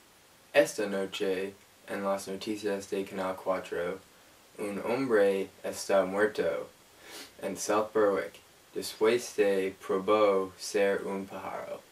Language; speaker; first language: Spanish; non-native, learner; English